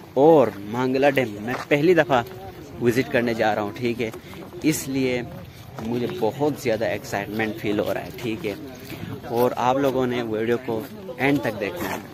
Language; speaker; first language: Urdu; non-native, local second language; Balti